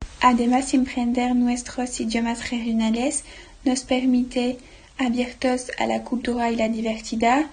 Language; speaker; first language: Spanish; non-native, learner; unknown